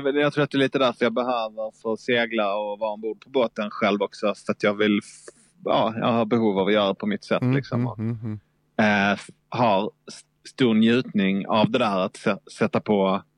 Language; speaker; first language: Swedish; native; Swedish